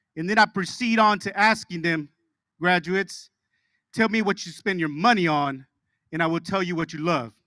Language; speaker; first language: English; early bilingual, other home language; Spanish